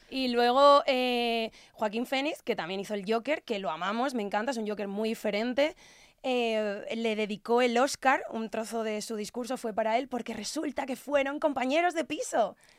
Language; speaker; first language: Spanish; native; Spanish